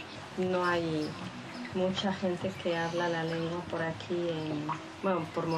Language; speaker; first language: Spanish; non-native, fluent; French